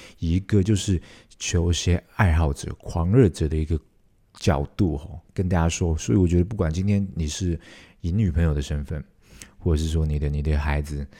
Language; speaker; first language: Chinese; non-native, local second language; Cantonese